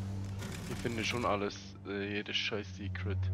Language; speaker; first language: German; native; German